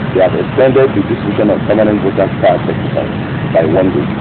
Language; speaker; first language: English; non-native, local second language; Yoruba